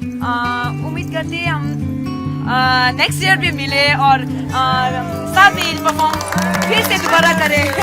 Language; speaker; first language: Hindi; non-native, local second language; Tibetan